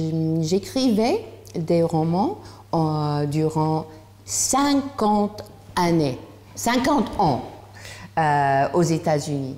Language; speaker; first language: French; non-native, learner; English